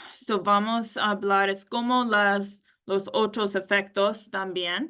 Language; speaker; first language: Spanish; non-native, learner; English